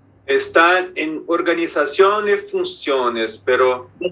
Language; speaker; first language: Spanish; non-native, fluent; Portuguese